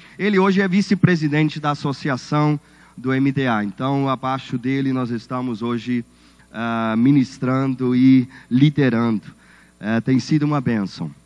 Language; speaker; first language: Portuguese; non-native, fluent; German